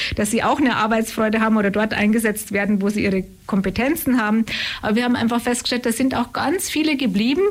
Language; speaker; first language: German; native; German